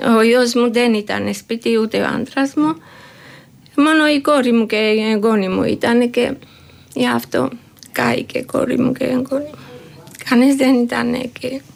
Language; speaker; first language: Greek; non-native, learner; Georgian